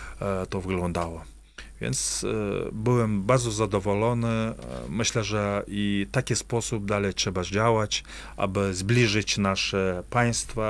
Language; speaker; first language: Polish; non-native, fluent; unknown